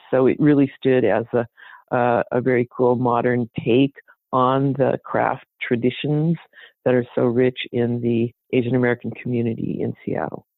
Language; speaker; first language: English; native; English